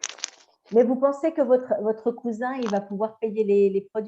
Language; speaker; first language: French; native; French